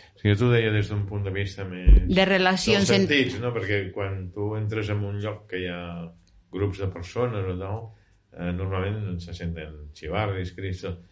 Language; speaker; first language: Catalan; native; Catalan